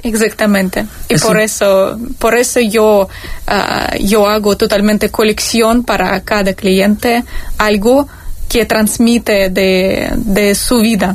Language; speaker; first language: Spanish; non-native, learner; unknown